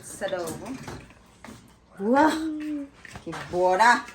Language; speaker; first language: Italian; non-native, learner; Cebuano